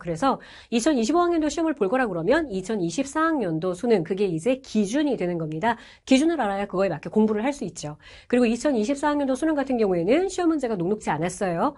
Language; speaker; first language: Korean; native; Korean